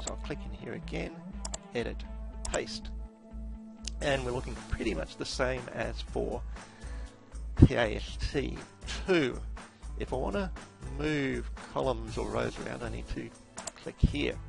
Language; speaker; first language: English; native; English